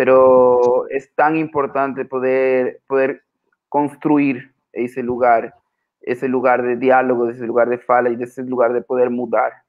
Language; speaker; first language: Portuguese; non-native, fluent; Spanish